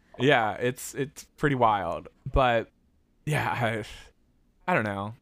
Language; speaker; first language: English; native; English